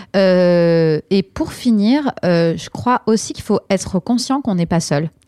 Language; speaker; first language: French; native; French